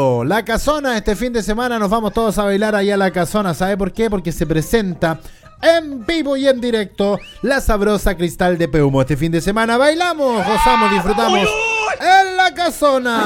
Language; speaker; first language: Spanish; native; Spanish